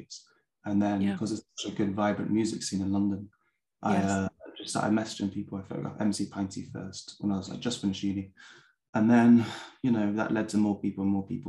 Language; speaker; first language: English; native; English